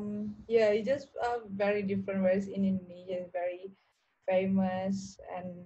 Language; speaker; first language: English; non-native, learner; Indonesian